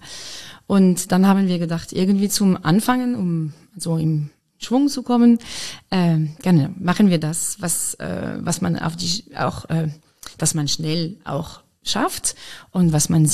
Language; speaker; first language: German; non-native, fluent; French